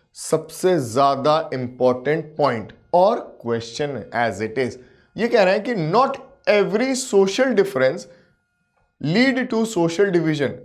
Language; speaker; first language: Hindi; native; Hindi